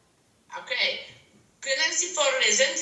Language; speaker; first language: German; non-native, fluent; Polish